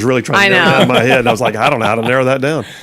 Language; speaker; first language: English; native; English